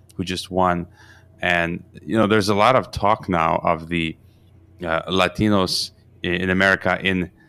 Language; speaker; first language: English; native; English